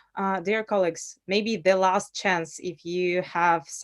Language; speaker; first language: English; non-native, fluent; Russian